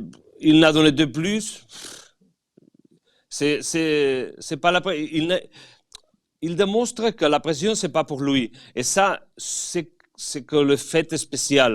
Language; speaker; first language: French; non-native, fluent; Catalan